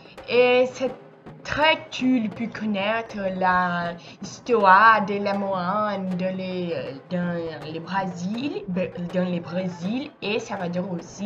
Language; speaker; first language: French; non-native, learner; Portuguese